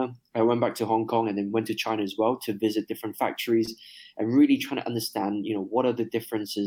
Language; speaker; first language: English; non-native, local second language; Cantonese